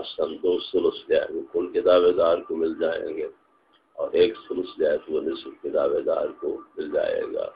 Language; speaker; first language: Urdu; non-native, local second language; Punjabi